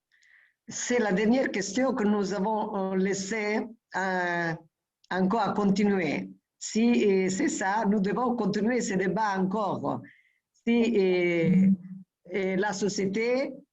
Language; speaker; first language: French; non-native, fluent; Italian